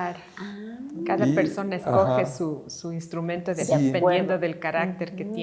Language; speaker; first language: Spanish; native; Spanish